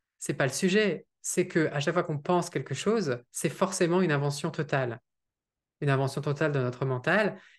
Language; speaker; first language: French; native; French